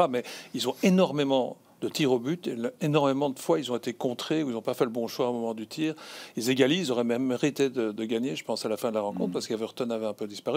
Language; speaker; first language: French; native; French